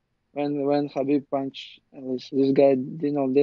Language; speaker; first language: English; non-native, learner; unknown